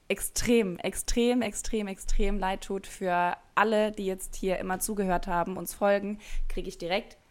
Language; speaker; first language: German; native; German